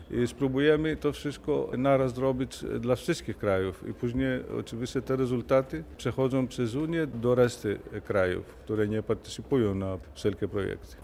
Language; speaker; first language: Polish; non-native, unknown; Greek